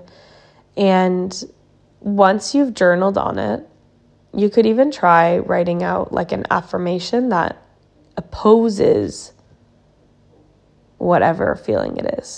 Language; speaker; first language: English; native; English